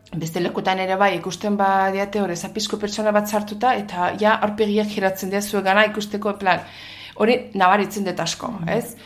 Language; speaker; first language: Basque; non-native, fluent; Azerbaijani